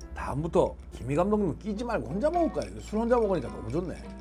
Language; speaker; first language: Korean; native; Korean